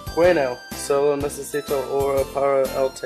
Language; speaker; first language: Spanish; non-native, learner; English